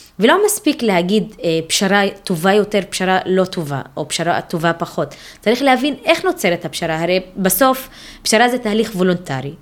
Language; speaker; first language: Hebrew; non-native, local second language; Arabic